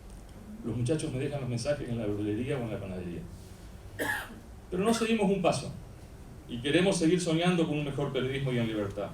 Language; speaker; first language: Spanish; native; Spanish